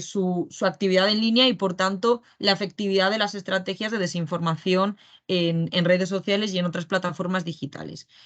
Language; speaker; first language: Spanish; native; Spanish